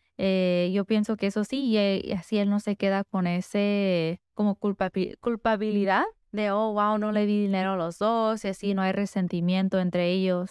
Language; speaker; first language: Spanish; early bilingual, heritage; Spanish